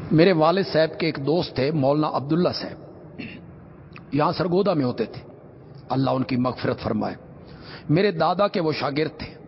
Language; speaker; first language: Urdu; non-native, local second language; Punjabi